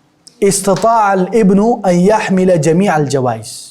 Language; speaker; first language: Arabic; non-native, fluent; Urdu